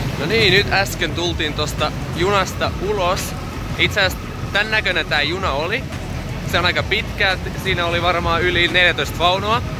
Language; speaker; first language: Finnish; non-native, fluent; Russian